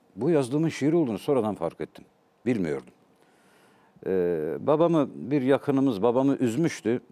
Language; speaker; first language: Turkish; native; Turkish